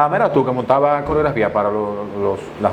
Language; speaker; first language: Spanish; native; Spanish